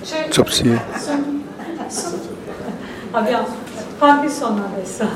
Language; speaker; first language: Italian; non-native, fluent; Croatian